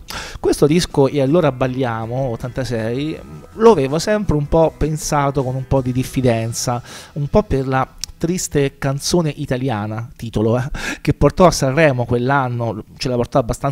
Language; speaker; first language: Italian; native; Italian